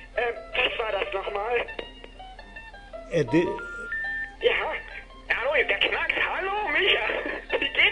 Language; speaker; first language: German; native; German